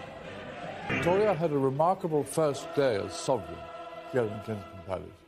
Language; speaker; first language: English; native; English